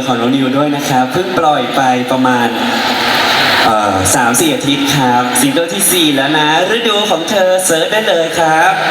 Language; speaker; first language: Thai; native; Thai